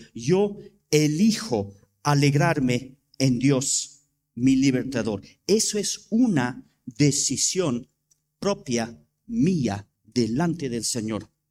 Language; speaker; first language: Spanish; non-native, fluent; English